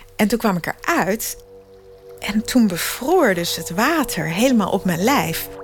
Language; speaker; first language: Dutch; non-native, fluent; Swedish